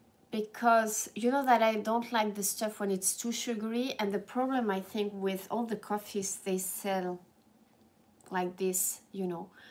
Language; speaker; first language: English; non-native, fluent; French